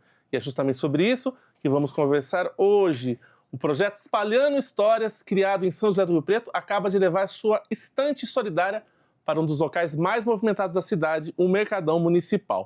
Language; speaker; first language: Portuguese; native; Portuguese